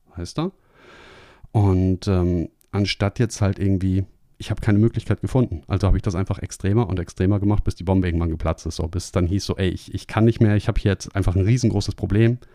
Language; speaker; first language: German; native; German